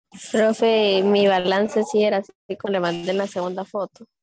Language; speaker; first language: Spanish; native; Spanish